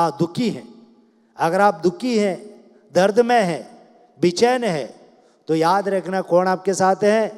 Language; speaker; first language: Hindi; non-native, local second language; Malayalam